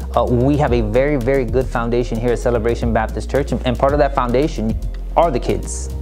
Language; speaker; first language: English; native; English